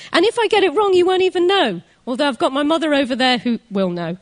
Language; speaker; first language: English; native; English